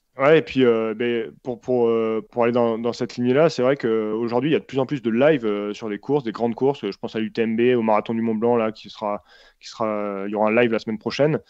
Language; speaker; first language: French; native; French